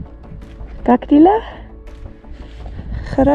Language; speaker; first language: Russian; non-native, learner; Dutch